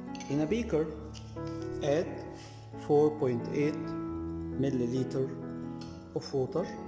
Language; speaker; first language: English; non-native, fluent; Arabic